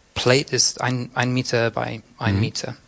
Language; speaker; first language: German; non-native, learner; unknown